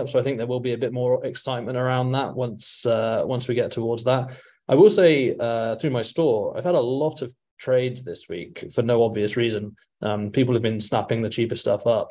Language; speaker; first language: English; native; English